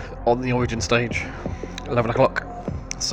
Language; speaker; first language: English; native; English